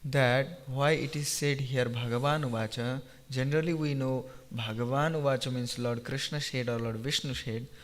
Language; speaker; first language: English; non-native, local second language; Nepali